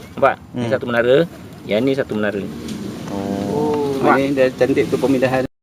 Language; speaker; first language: Malay; native; Malay